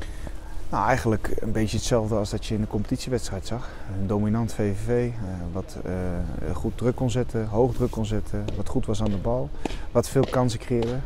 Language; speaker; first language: Dutch; native; Dutch